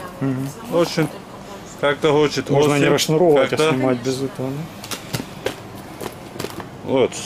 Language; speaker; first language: Russian; native; Russian